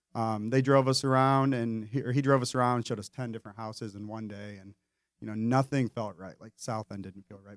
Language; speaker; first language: English; native; English